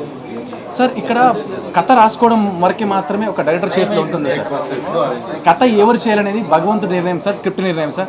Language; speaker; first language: Telugu; native; Telugu